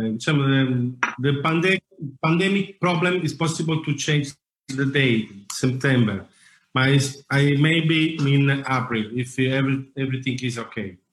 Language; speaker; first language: English; non-native, learner; Italian